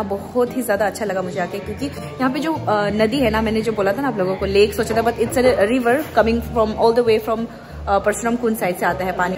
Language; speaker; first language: Hindi; non-native, local second language; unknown